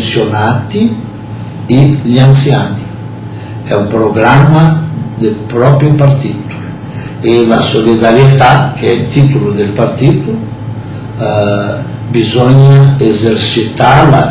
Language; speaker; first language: Italian; non-native, fluent; Portuguese